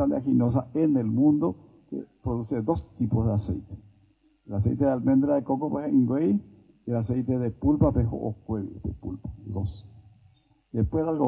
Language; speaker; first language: Spanish; native; Spanish